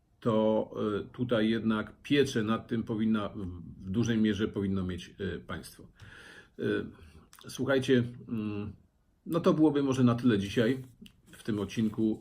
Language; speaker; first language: Polish; native; Polish